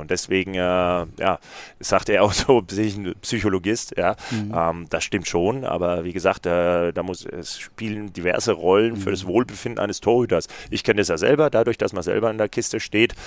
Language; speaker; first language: German; native; German